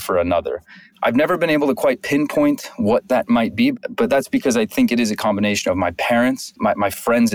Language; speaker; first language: English; native; English